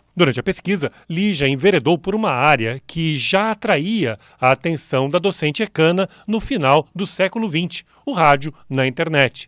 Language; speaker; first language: Portuguese; native; Portuguese